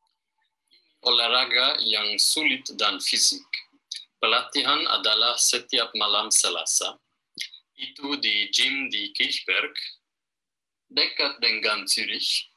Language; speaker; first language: Indonesian; non-native, learner; German